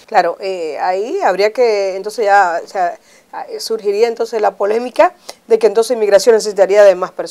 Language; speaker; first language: Spanish; native; Spanish